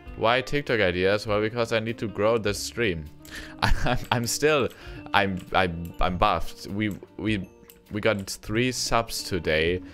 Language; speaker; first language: English; non-native, fluent; German